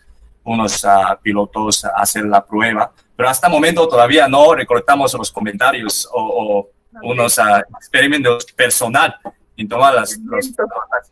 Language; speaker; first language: Spanish; non-native, fluent; Chinese